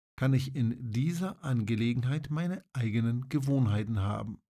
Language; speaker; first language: German; non-native, fluent; Polish